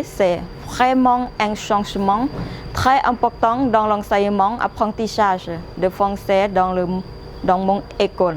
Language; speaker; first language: French; non-native, fluent; Lao